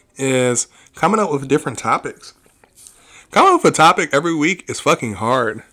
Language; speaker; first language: English; native; English